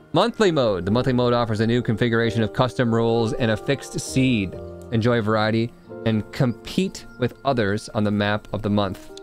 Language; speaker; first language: English; native; English